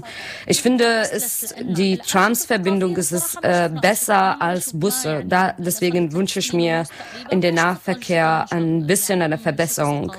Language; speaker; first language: German; non-native, learner; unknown